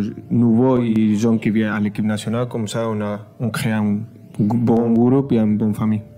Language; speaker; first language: French; non-native, fluent; Spanish